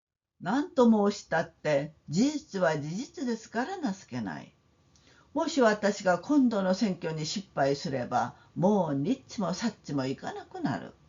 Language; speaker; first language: Japanese; non-native, fluent; Korean